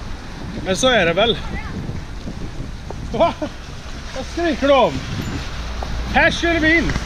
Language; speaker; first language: Swedish; native; Swedish